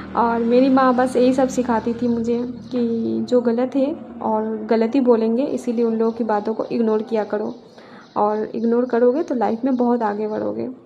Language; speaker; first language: Hindi; non-native, local second language; Bangla